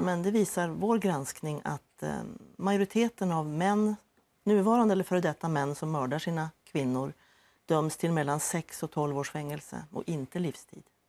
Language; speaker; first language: Swedish; native; Swedish